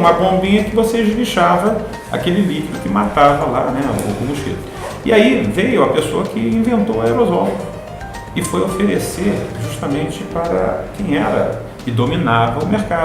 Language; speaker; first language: Portuguese; native; Portuguese